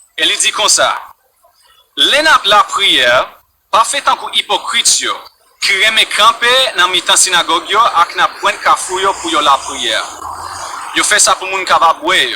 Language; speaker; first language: Haitian Creole; non-native, fluent; English